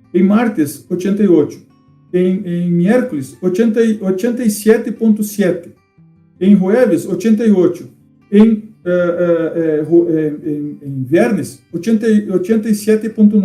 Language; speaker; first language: Spanish; non-native, fluent; Portuguese